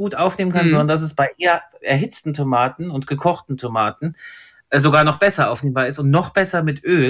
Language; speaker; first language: German; native; German